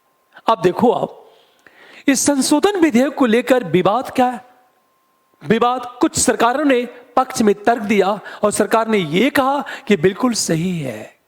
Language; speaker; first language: Hindi; native; Hindi